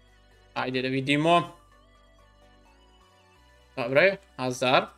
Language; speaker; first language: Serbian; non-native, learner; Dutch